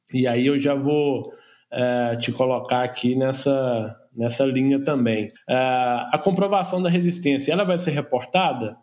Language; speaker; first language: Portuguese; native; Portuguese